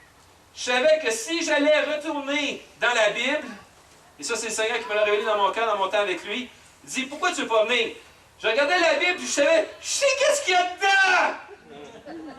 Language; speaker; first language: French; native; French